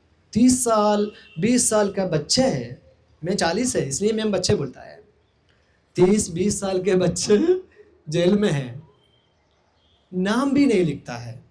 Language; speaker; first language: Hindi; non-native, local second language; Malayalam